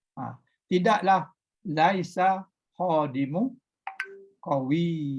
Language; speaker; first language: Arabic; non-native, fluent; Malay